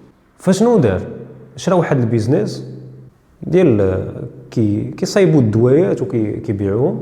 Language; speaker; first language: Arabic; native; Arabic